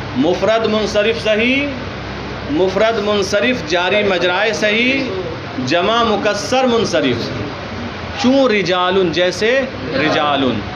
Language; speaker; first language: Urdu; native; Urdu